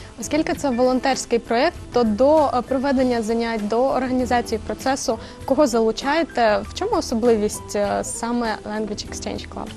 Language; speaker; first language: Ukrainian; native; Ukrainian